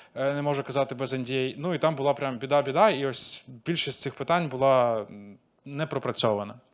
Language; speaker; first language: Ukrainian; non-native, local second language; Russian